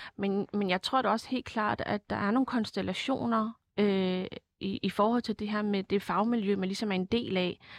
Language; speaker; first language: Danish; early bilingual, other home language; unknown